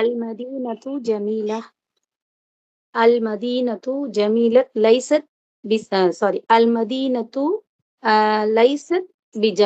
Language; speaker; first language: Arabic; non-native, learner; Tamil